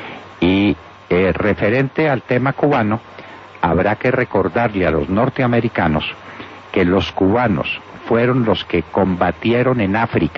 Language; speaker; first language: Spanish; native; Spanish